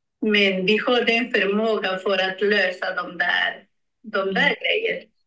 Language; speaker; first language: Swedish; non-native, learner; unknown